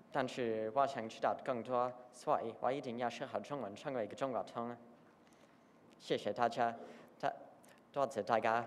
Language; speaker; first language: Chinese; non-native, learner; English